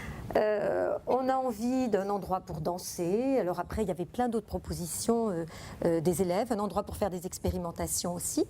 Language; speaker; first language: French; native; French